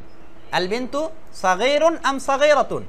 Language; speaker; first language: Arabic; non-native, fluent; Bangla